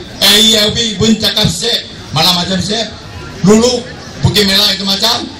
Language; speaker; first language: Indonesian; non-native, local second language; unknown